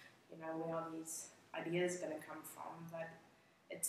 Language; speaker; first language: English; non-native, local second language; Afrikaans